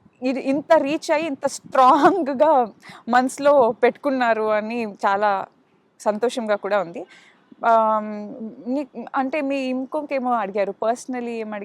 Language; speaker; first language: Telugu; non-native, learner; Kannada